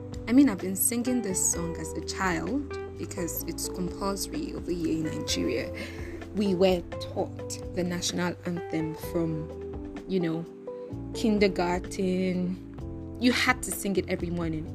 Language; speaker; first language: English; non-native, local second language; Yoruba